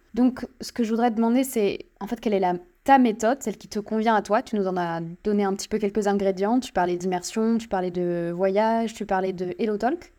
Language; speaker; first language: French; native; French